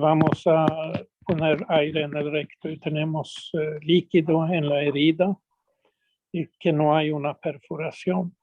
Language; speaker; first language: Spanish; non-native, fluent; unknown